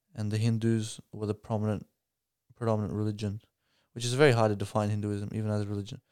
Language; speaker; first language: English; native; English